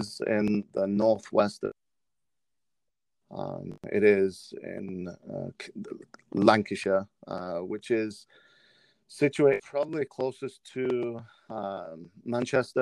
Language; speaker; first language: English; native; English